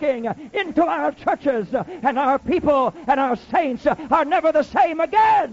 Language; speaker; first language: English; native; English